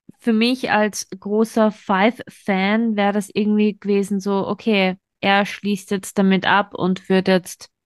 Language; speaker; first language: German; native; German